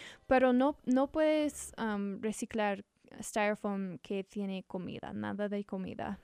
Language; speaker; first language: Spanish; non-native, learner; English